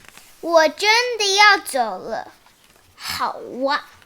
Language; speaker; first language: Chinese; early bilingual, heritage; Chinese